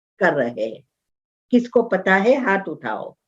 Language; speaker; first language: Hindi; non-native, local second language; Gujarati